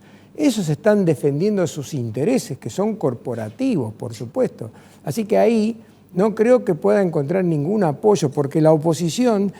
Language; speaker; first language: Spanish; native; Spanish